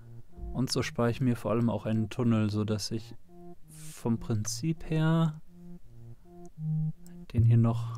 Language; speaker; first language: German; native; German